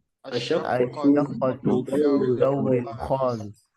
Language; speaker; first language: Arabic; non-native, learner; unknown